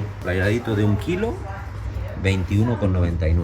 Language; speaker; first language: Spanish; native; Spanish